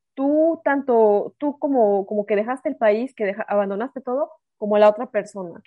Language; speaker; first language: Spanish; native; Spanish